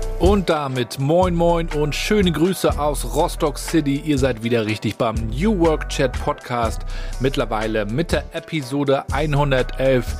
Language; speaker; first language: German; native; German